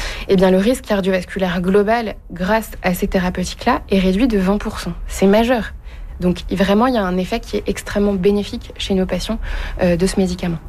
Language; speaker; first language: French; native; French